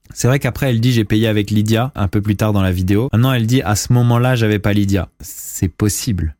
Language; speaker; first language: French; native; French